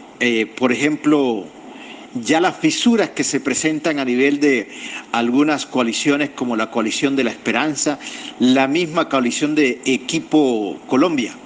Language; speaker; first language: Spanish; native; Spanish